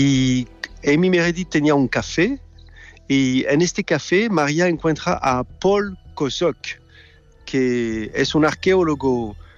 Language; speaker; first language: Spanish; non-native, fluent; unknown